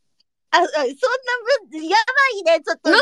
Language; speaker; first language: Japanese; native; Japanese